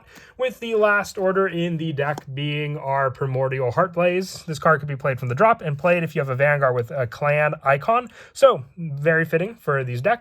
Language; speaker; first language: English; native; English